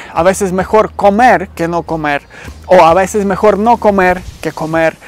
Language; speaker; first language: Spanish; non-native, learner; Ukrainian